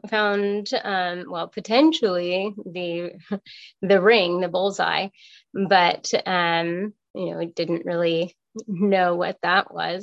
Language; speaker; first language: English; native; English